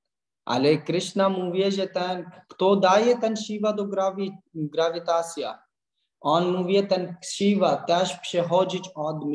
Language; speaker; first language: Polish; non-native, learner; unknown